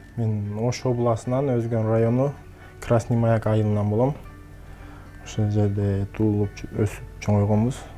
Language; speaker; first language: Kyrgyz; native; Kyrgyz